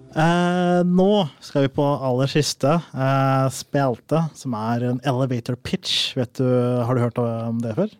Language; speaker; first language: Norwegian; early bilingual, other home language; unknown